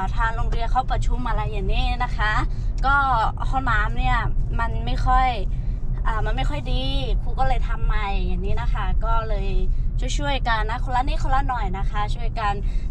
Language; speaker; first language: Thai; non-native, local second language; Lahu